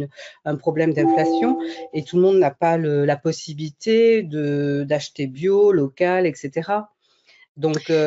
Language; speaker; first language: French; native; French